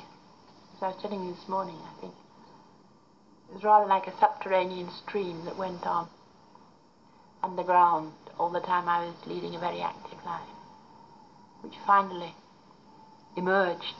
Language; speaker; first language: English; native; English